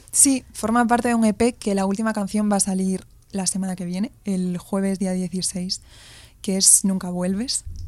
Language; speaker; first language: Spanish; native; Spanish